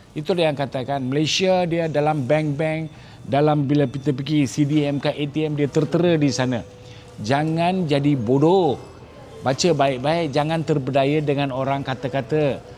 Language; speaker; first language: Malay; non-native, local second language; Tamil